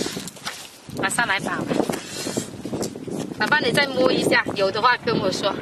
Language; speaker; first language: Chinese; native; Chinese